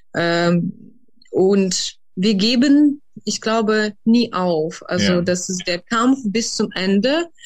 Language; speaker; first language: German; non-native, fluent; Ukrainian